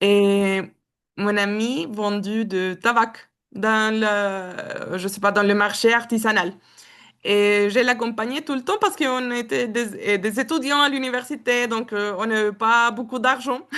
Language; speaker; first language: French; non-native, learner; Spanish